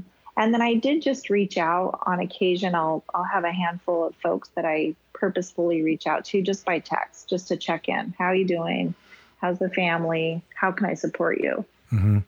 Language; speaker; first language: English; native; English